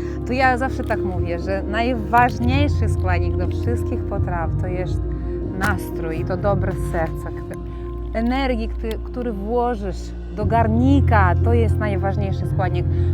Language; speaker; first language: Polish; non-native, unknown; Romanian